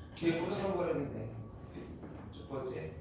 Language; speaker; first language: Korean; native; Korean